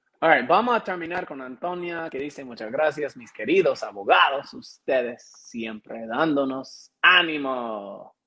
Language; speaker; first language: Spanish; non-native, learner; English